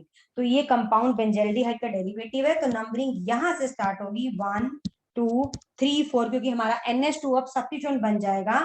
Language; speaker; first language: Hindi; native; Hindi